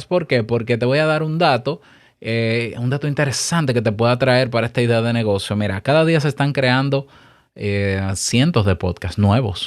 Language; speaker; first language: Spanish; native; Spanish